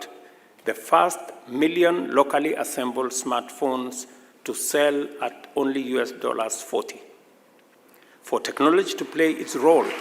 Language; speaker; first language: English; non-native, local second language; Swahili